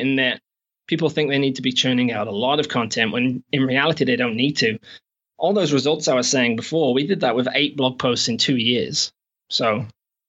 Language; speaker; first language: English; native; English